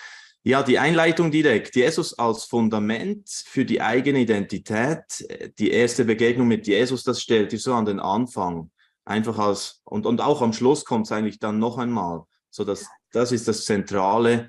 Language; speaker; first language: German; native; German